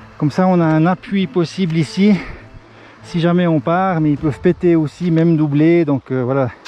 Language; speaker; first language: French; native; French